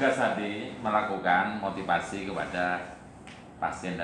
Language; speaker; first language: Indonesian; native; Indonesian